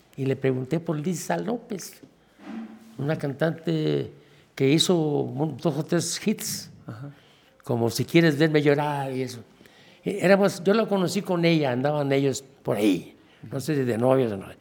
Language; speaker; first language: Spanish; native; Spanish